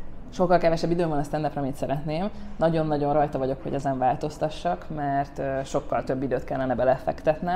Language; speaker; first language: Hungarian; native; Hungarian